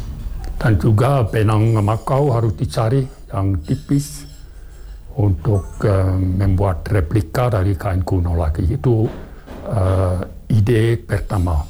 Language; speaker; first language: Indonesian; non-native, fluent; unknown